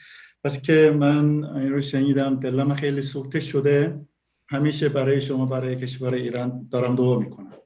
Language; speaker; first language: Persian; non-native, learner; Korean